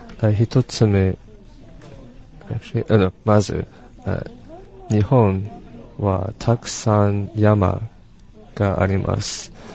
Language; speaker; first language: Japanese; non-native, learner; English